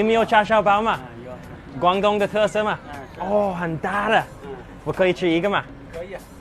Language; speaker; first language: Chinese; non-native, learner; English